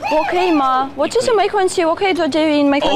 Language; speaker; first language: Chinese; non-native, fluent; Russian